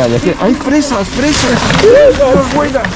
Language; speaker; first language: Spanish; non-native, fluent; Filipino